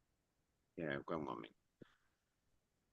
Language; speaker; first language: English; non-native, learner; Spanish